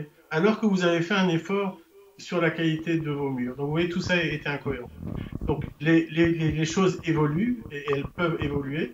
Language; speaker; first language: French; native; French